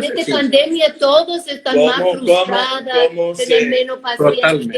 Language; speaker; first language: Spanish; non-native, fluent; English